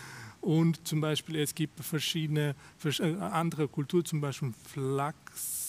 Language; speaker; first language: German; non-native, fluent; Russian